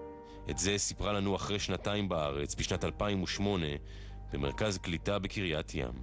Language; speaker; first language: Hebrew; native; Hebrew